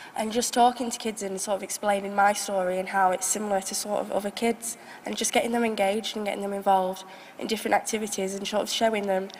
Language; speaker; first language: English; native; English